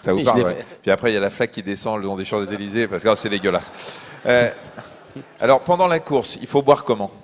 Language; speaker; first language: French; native; French